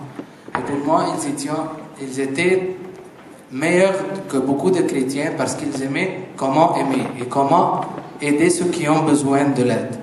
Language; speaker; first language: French; non-native, fluent; Arabic